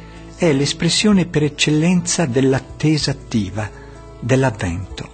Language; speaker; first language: Italian; native; Italian